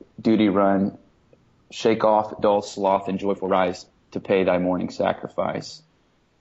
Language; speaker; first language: English; native; English